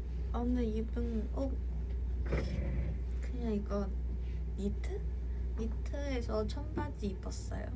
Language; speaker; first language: Korean; non-native, fluent; Cantonese